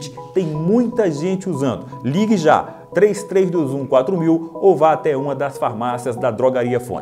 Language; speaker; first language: Portuguese; native; Portuguese